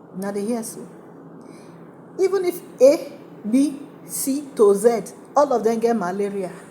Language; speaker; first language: Nigerian Pidgin; native; Nigerian Pidgin